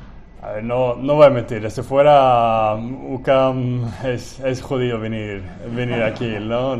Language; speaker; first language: Spanish; non-native, fluent; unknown